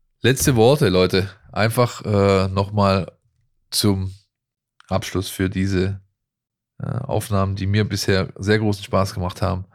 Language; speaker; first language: German; native; German